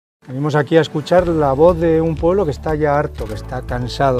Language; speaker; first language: Spanish; native; Spanish